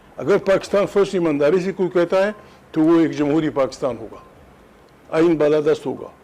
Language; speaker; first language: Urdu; non-native, local second language; Pashto